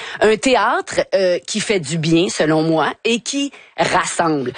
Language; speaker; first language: French; native; French